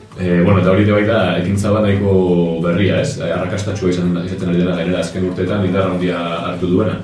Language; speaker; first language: Basque; non-native, local second language; Spanish